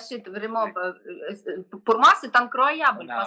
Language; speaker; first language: French; non-native, learner; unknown